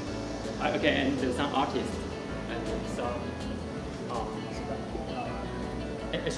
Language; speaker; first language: English; non-native, local second language; Chinese